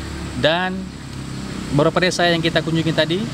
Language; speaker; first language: Indonesian; native; Indonesian